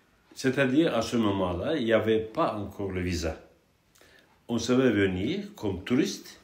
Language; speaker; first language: French; non-native, fluent; Turkish